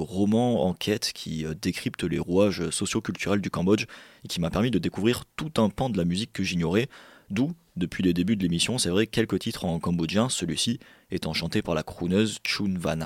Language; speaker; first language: French; native; French